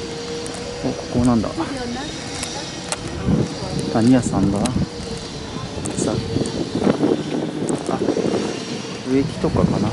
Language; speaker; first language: Japanese; native; Japanese